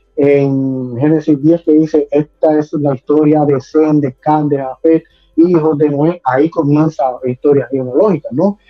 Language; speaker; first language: Spanish; native; Spanish